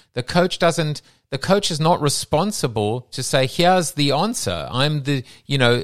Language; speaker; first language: English; native; English